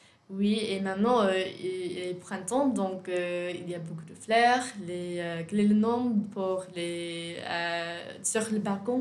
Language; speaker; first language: French; non-native, learner; English